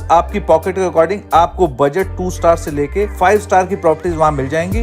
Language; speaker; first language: Hindi; native; Hindi